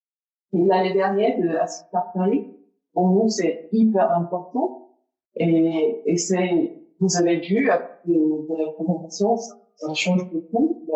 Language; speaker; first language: French; non-native, fluent; English